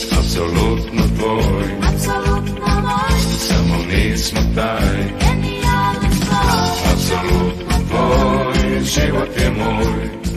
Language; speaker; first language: Serbian; native; Serbian